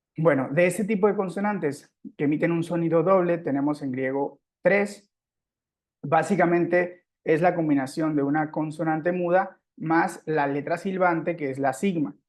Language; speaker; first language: Spanish; native; Spanish